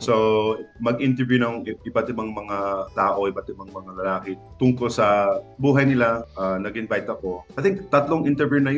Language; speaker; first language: Filipino; non-native, local second language; English